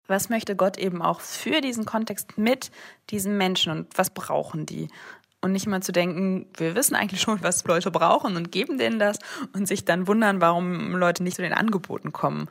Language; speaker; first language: German; native; German